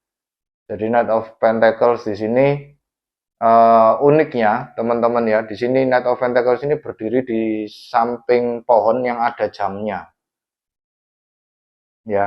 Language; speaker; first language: Indonesian; native; Indonesian